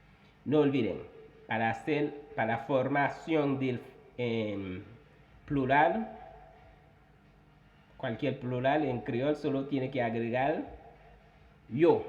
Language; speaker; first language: Spanish; non-native, fluent; Haitian Creole